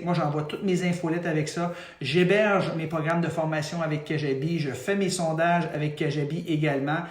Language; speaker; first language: French; native; French